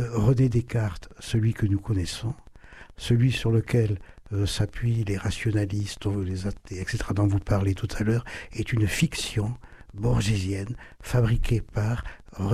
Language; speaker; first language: French; non-native, local second language; German